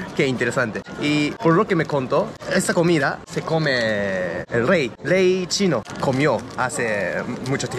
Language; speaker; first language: Spanish; non-native, learner; Japanese